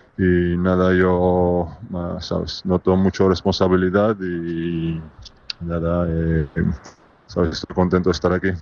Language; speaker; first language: Spanish; non-native, fluent; Georgian